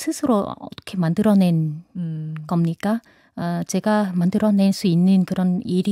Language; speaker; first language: Korean; non-native, fluent; Vietnamese